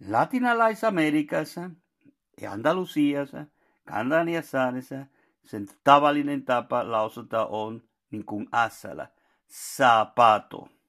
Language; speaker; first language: Finnish; non-native, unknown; Spanish